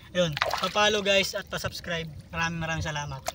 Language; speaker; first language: Filipino; native; Filipino